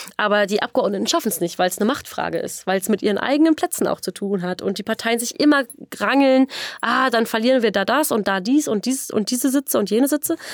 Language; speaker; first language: German; native; German